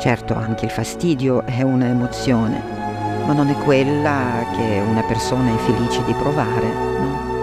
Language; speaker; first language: Italian; non-native, fluent; Russian